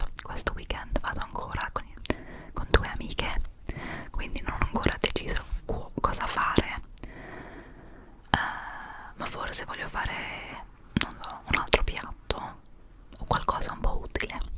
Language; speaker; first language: Italian; non-native, fluent; English